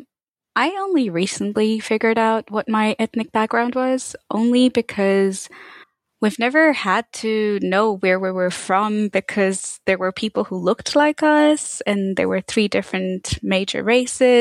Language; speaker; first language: English; native; English